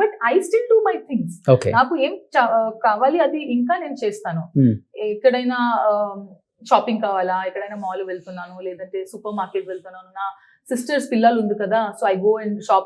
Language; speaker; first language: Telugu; non-native, learner; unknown